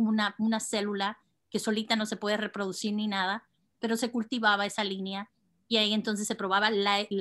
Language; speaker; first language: Spanish; native; Spanish